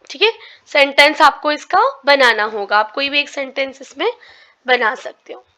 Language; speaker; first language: Hindi; non-native, local second language; Marathi